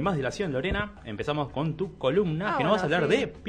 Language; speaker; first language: Spanish; native; Spanish